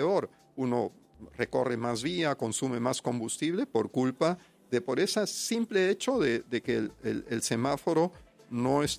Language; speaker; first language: Spanish; non-native, fluent; German